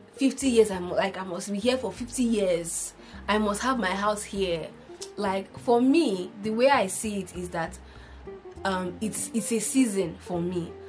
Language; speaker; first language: English; non-native, local second language; Igbo